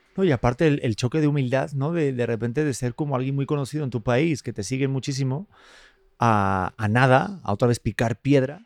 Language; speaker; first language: Spanish; native; Spanish